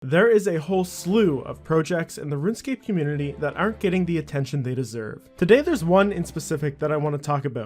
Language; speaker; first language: English; native; English